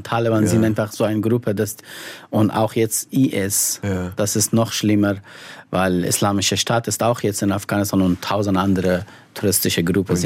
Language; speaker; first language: German; non-native, fluent; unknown